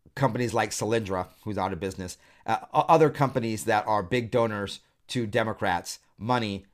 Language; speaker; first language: English; native; English